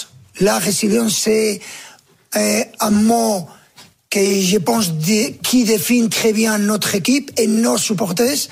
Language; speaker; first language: French; non-native, fluent; Spanish